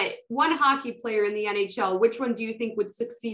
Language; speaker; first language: English; non-native, fluent; Polish